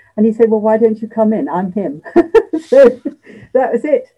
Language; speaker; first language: English; native; English